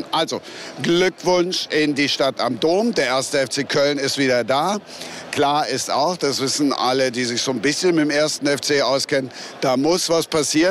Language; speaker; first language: German; native; German